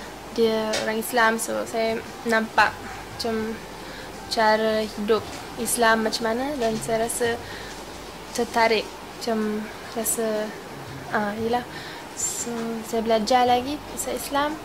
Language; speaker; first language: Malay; non-native, fluent; German